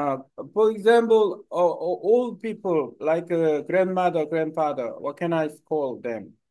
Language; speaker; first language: English; non-native, learner; Korean